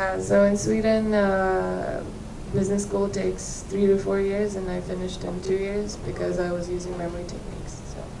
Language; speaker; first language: English; non-native, fluent; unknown